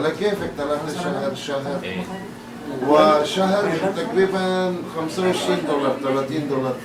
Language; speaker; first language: Arabic; non-native, learner; Turkish